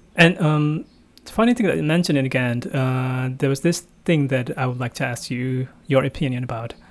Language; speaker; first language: English; non-native, fluent; Indonesian